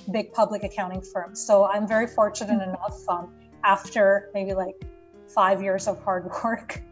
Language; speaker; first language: English; non-native, local second language; Bangla